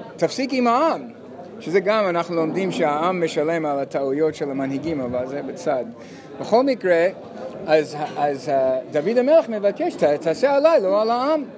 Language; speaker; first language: Hebrew; non-native, fluent; English